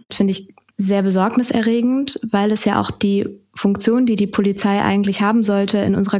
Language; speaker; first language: German; native; German